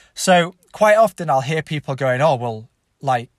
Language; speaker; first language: English; native; English